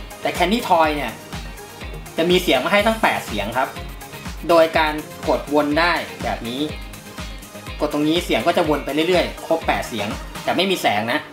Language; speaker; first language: Thai; native; Thai